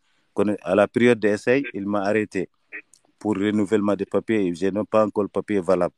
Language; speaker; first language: French; non-native, learner; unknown